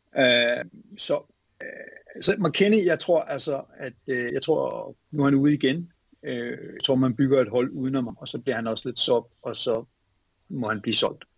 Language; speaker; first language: Danish; native; Danish